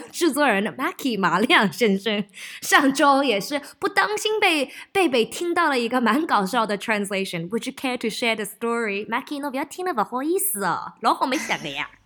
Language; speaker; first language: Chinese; early bilingual, heritage; Chinese